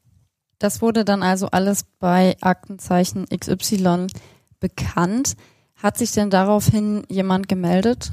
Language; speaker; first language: German; native; German